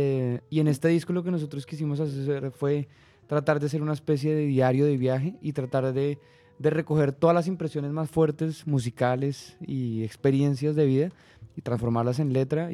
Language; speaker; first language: Spanish; native; Spanish